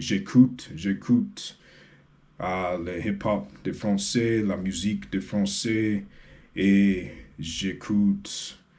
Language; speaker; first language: French; non-native, learner; English